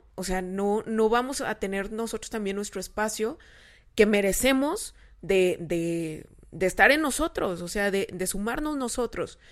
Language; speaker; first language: Spanish; native; Spanish